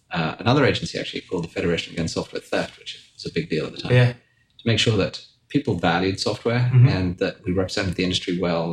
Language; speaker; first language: English; native; English